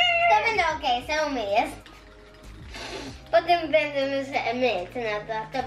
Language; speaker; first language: Polish; early bilingual, heritage; Polish